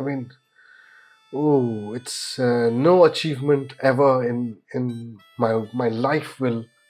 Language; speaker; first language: English; non-native, local second language; Bangla